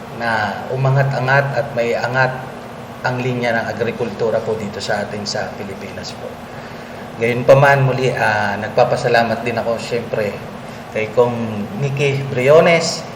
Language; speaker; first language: Filipino; native; Filipino